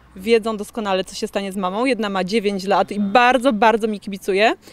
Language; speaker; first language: Polish; native; Polish